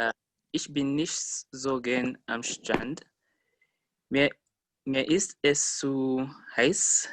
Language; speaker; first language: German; non-native, learner; English